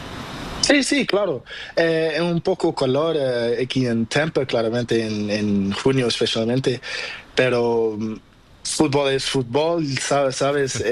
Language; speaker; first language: Spanish; non-native, learner; Portuguese